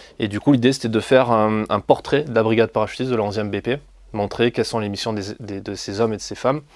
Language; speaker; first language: French; native; French